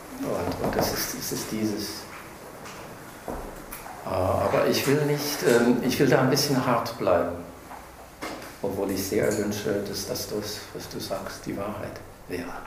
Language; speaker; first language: German; non-native, fluent; English